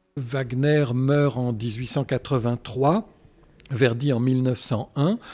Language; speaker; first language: French; native; French